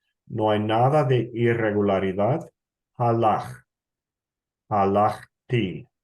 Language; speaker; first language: Spanish; non-native, fluent; English